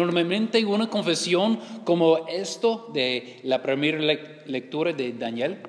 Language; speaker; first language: Spanish; non-native, learner; English